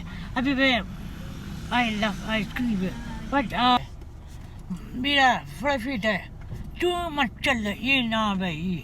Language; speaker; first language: Hindi; non-native, learner; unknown